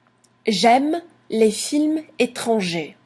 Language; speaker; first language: French; non-native, fluent; English